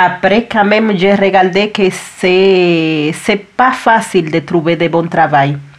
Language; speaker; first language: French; non-native, learner; Spanish